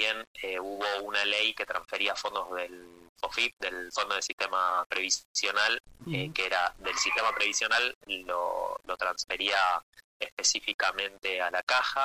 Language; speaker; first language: Spanish; native; Spanish